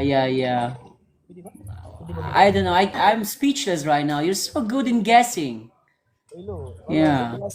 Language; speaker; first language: English; non-native, learner; Cebuano